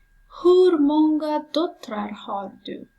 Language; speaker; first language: Swedish; non-native, learner; Persian